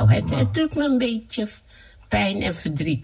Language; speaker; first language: Dutch; early bilingual, other home language; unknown